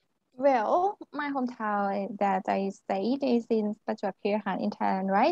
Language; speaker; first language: English; non-native, learner; Thai